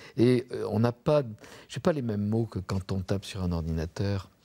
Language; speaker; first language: French; native; French